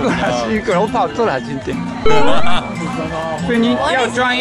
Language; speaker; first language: Chinese; non-native, learner; Japanese